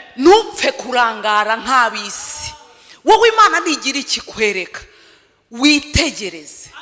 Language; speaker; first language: Kinyarwanda; early bilingual, heritage; Kinyarwanda